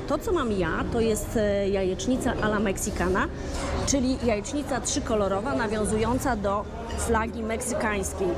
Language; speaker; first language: Polish; native; Polish